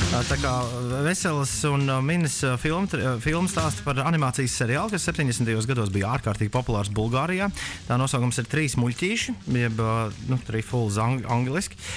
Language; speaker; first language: Latvian; native; Latvian